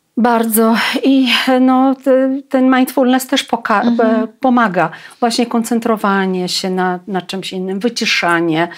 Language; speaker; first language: Polish; non-native, fluent; Russian